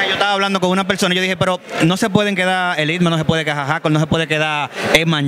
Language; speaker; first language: Spanish; native; Spanish